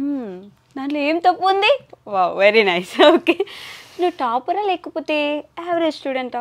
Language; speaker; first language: Telugu; native; Telugu